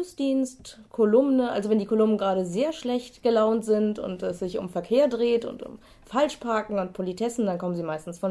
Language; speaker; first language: German; native; German